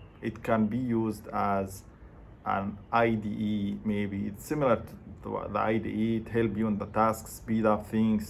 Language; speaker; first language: English; non-native, fluent; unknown